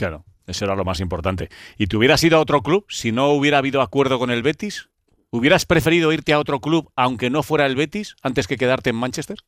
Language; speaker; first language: Spanish; native; Spanish